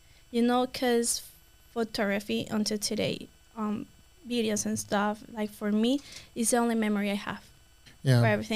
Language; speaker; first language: English; non-native, fluent; Spanish